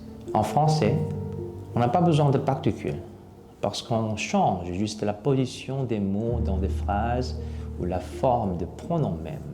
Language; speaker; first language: French; non-native, fluent; Korean